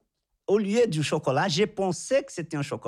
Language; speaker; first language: French; non-native, fluent; Portuguese